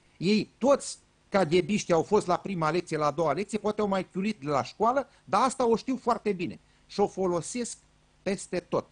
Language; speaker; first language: Romanian; native; Romanian